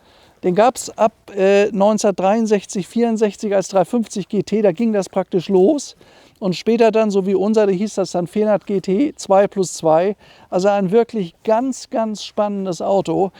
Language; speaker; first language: German; native; German